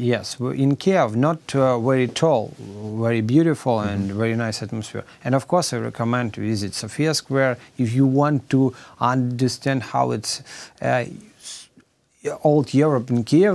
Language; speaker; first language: English; non-native, learner; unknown